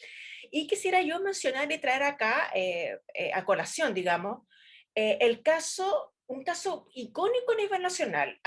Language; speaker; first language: Spanish; native; Spanish